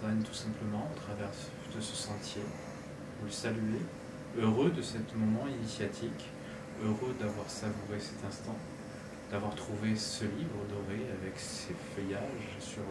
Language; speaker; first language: French; native; French